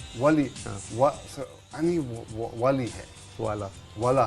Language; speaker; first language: Hindi; non-native, learner; English